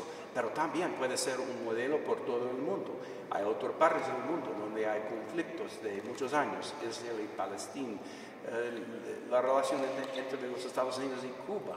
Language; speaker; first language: Spanish; non-native, fluent; English